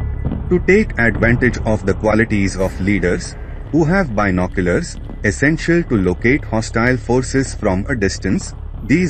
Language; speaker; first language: English; non-native, fluent; Portuguese